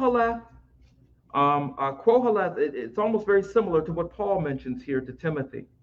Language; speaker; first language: English; native; English